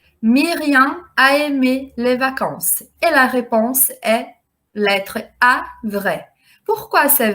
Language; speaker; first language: French; non-native, fluent; Portuguese